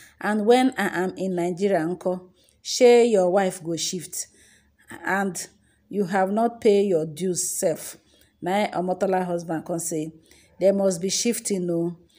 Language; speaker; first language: Nigerian Pidgin; non-native, local second language; Yoruba